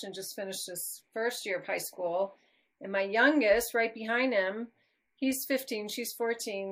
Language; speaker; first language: English; native; English